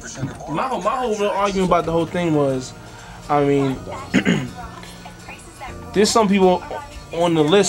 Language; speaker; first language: English; native; English